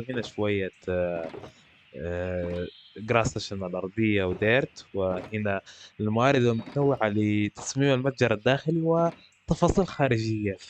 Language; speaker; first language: Arabic; native; Arabic